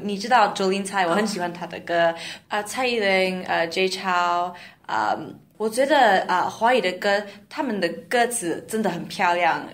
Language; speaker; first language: Chinese; non-native, learner; English